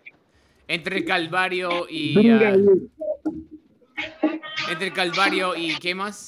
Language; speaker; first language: Spanish; non-native, learner; English